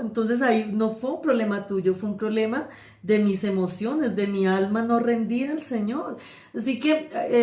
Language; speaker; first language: Spanish; native; Spanish